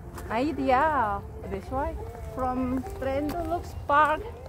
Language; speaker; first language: English; non-native, learner; Indonesian